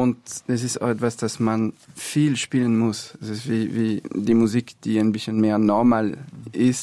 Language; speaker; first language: German; non-native, fluent; French